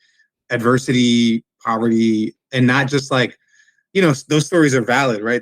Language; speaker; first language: English; native; English